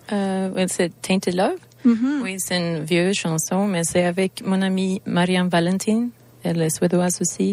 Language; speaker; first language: French; non-native, learner; Swedish